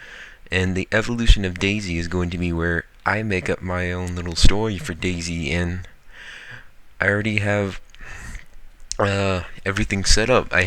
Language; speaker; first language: English; native; English